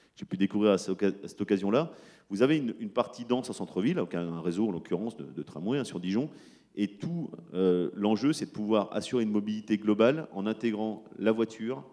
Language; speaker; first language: French; native; French